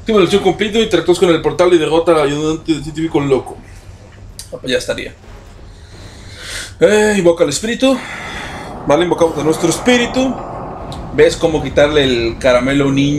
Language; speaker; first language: Spanish; native; Spanish